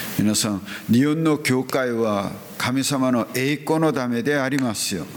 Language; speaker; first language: Japanese; non-native, fluent; Korean